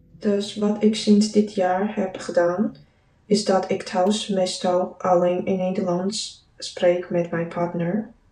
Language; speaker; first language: Dutch; non-native, learner; Chinese